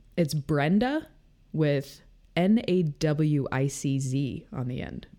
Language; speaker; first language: English; native; English